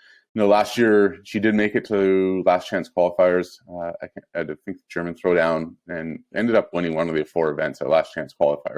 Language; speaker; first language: English; native; English